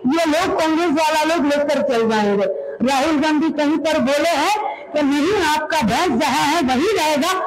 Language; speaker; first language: Hindi; non-native, local second language; Bangla